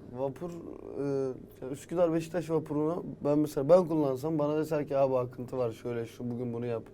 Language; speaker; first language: Turkish; early bilingual, heritage; Turkish